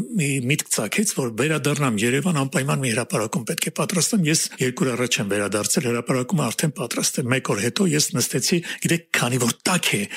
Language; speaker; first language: Armenian; native; Armenian